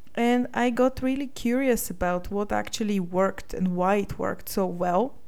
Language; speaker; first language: English; non-native, fluent; Bulgarian